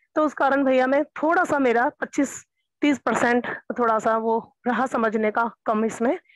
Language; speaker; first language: Hindi; native; Hindi